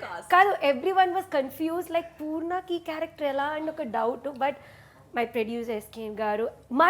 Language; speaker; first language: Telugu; non-native, learner; Malayalam